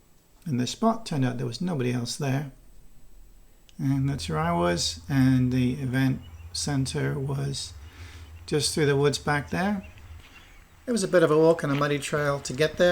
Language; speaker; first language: English; native; English